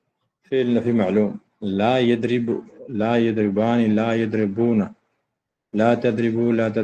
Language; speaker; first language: Arabic; non-native, learner; Urdu